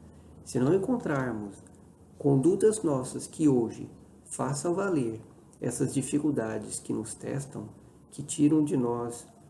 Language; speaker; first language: Portuguese; native; Portuguese